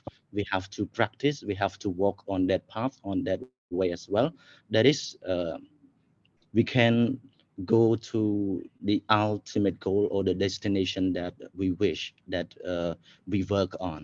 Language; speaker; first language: English; non-native, fluent; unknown